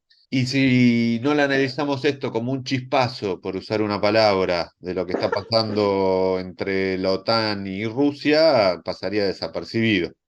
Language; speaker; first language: Spanish; native; Spanish